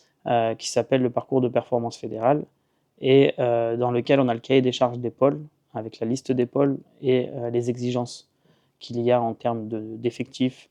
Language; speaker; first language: French; native; French